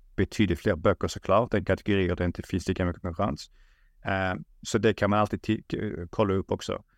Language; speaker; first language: Swedish; early bilingual, other home language; Russian